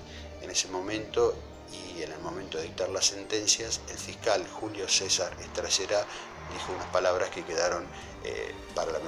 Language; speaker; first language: Spanish; native; Spanish